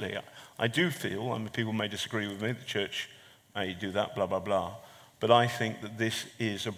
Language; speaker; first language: English; native; English